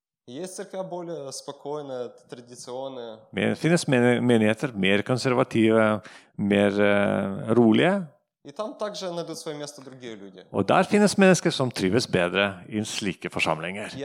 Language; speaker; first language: Norwegian; non-native, fluent; Russian